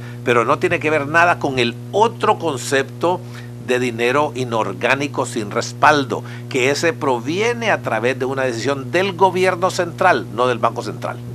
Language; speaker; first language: Spanish; native; Spanish